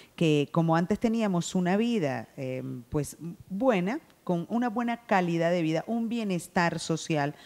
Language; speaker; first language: Spanish; native; Spanish